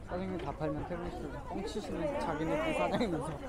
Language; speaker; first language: Korean; native; Korean